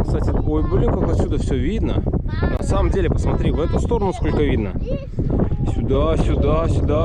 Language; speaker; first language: Russian; native; Russian